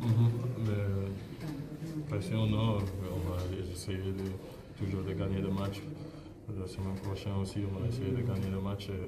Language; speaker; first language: French; non-native, fluent; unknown